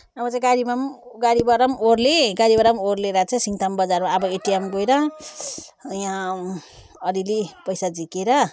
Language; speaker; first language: Nepali; native; Nepali